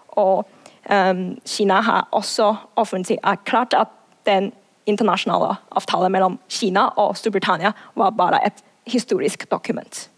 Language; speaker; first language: Norwegian; non-native, fluent; Cantonese